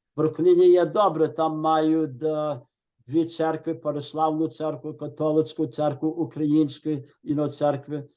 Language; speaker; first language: Ukrainian; early bilingual, heritage; Ukrainian